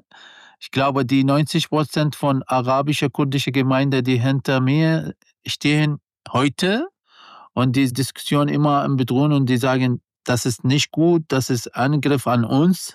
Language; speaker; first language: German; non-native, learner; Arabic